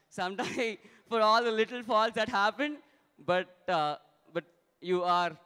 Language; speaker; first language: English; non-native, local second language; Telugu